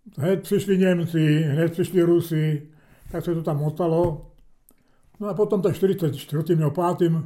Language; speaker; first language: Czech; early bilingual, heritage; Czech